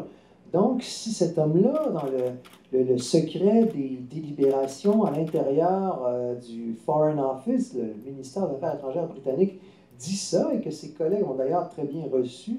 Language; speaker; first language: French; native; French